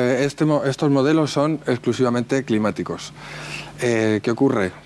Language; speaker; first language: Spanish; native; Spanish